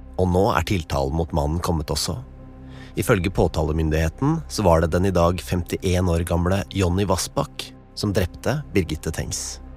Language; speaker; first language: Norwegian; native; Norwegian